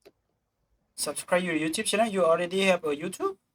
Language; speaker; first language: English; non-native, learner; Lao